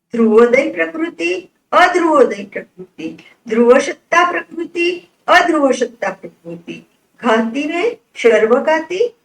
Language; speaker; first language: Hindi; non-native, local second language; Gujarati